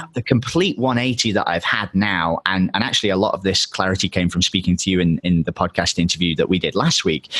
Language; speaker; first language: English; native; English